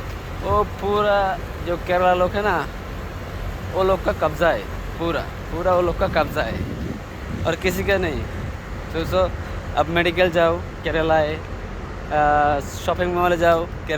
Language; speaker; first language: Hindi; non-native, local second language; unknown